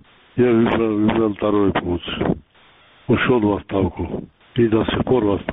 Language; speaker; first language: Russian; non-native, local second language; Georgian